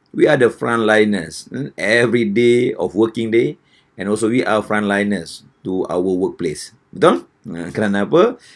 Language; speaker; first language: English; non-native, local second language; Malay